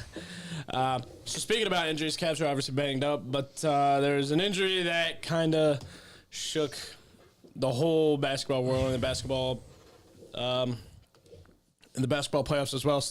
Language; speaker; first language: English; native; English